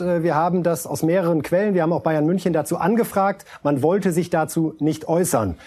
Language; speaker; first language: German; native; German